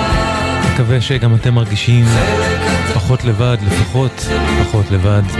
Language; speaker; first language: Hebrew; native; Hebrew